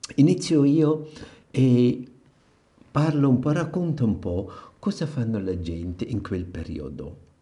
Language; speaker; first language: Italian; non-native, fluent; German